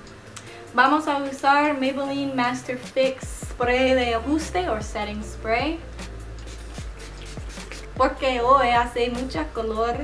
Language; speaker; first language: Spanish; non-native, learner; English